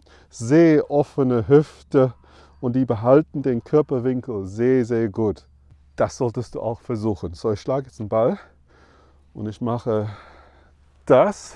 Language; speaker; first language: German; non-native, fluent; English